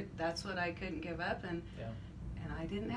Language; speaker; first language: English; native; English